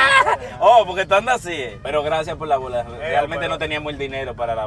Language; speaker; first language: Spanish; native; Spanish